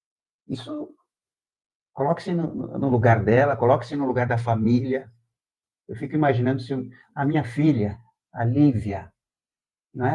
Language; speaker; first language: Portuguese; native; Portuguese